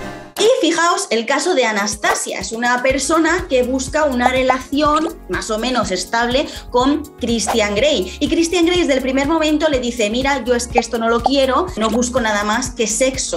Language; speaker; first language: Spanish; native; Spanish